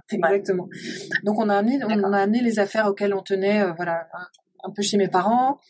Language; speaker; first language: French; native; French